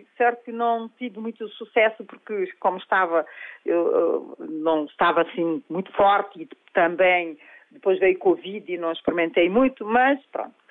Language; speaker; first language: Portuguese; non-native, local second language; Kabuverdianu